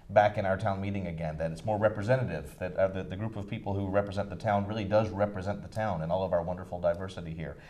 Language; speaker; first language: English; native; English